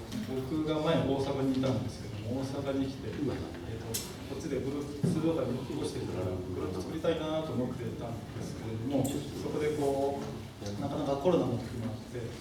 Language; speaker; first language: Japanese; native; Japanese